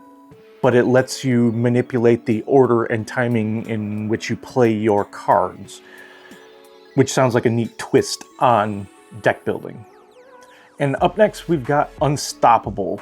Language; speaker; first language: English; native; English